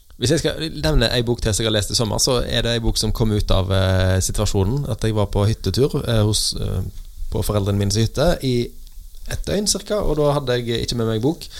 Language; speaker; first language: Norwegian; native; Norwegian